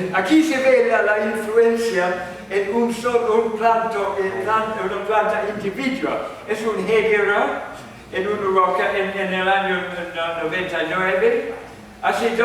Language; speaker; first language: Spanish; non-native, fluent; English